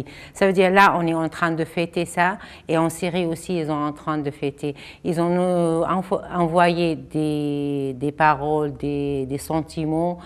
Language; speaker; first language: French; non-native, fluent; Arabic